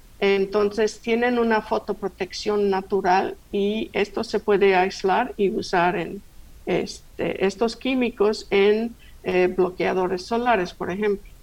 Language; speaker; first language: Spanish; non-native, fluent; English